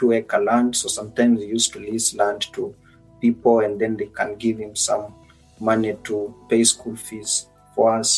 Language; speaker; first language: English; non-native, local second language; Luyia